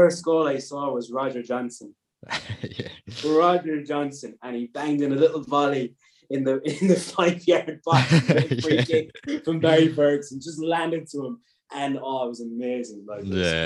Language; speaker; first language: English; native; English